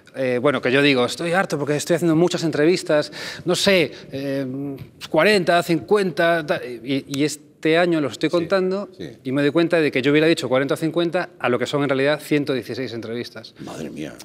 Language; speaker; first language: Spanish; native; Spanish